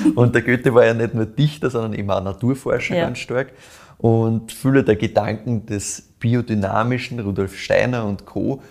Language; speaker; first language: German; native; German